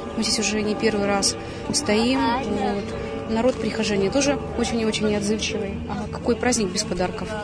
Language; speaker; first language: Russian; native; Russian